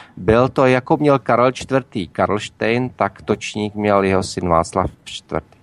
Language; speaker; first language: Czech; native; Czech